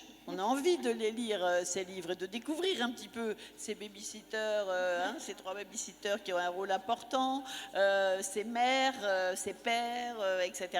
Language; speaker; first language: French; native; French